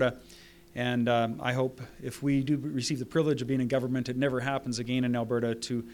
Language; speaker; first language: English; native; English